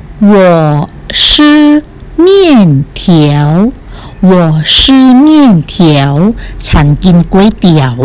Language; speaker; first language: Chinese; non-native, fluent; Thai